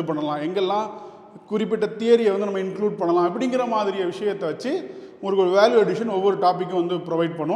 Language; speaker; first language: Tamil; native; Tamil